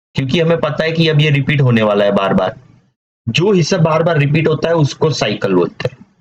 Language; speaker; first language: Hindi; non-native, local second language; Gujarati